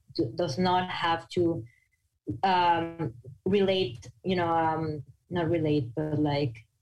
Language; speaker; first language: English; non-native, fluent; Spanish